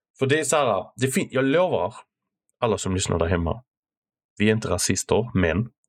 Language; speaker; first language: Swedish; early bilingual, other home language; Arabic